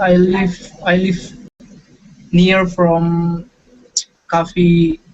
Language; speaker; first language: English; non-native, learner; Indonesian